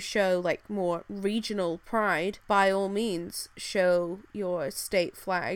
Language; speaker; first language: English; native; English